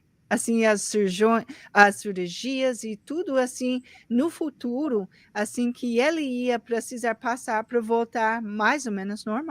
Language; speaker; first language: Portuguese; early bilingual, heritage; English